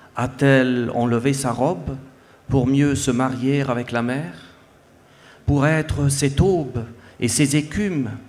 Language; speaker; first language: Spanish; non-native, fluent; Swiss German